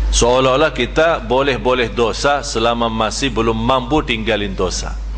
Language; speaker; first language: Malay; non-native, fluent; Arabic